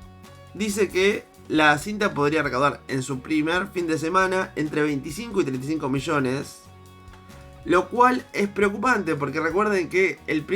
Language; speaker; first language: Spanish; native; Spanish